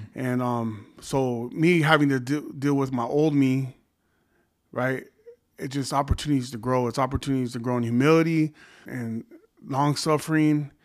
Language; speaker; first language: English; native; English